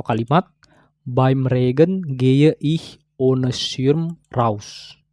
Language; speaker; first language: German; non-native, fluent; Indonesian